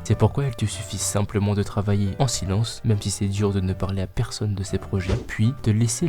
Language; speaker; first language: French; native; French